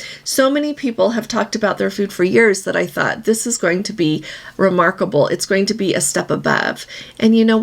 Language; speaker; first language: English; native; English